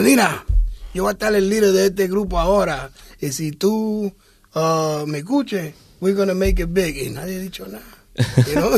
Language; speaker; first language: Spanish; early bilingual, heritage; English